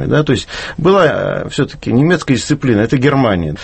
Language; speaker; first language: Russian; native; Russian